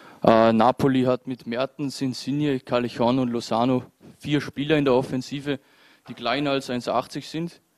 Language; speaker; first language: German; native; German